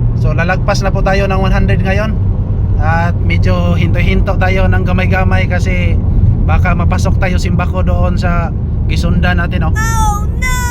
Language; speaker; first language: Filipino; non-native, local second language; Cebuano